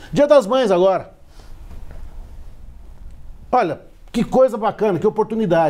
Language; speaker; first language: Portuguese; native; Portuguese